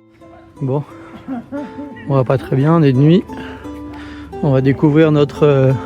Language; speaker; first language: French; native; French